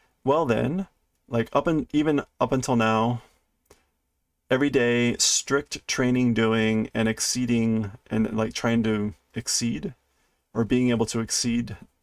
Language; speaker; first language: English; native; English